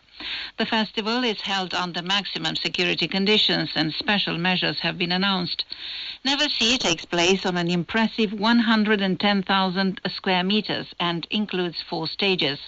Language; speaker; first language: English; non-native, fluent; Romanian